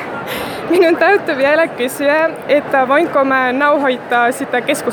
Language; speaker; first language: Finnish; non-native, learner; Estonian